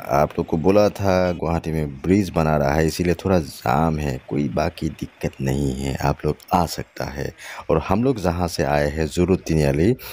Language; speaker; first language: Hindi; non-native, local second language; Assamese